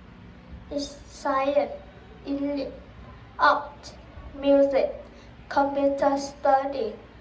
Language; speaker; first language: English; non-native, learner; Vietnamese